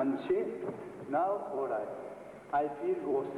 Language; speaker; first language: English; non-native, learner; Japanese